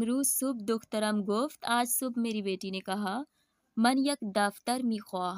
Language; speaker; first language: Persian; non-native, fluent; Urdu